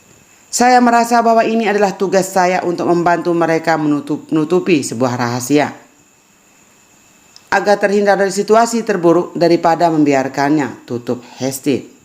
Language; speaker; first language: Indonesian; native; Indonesian